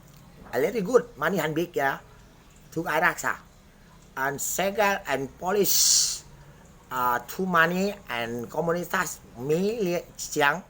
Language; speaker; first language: English; non-native, learner; Indonesian